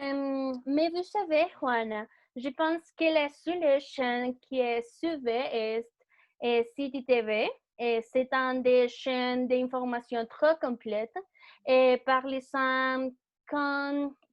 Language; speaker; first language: French; non-native, learner; Spanish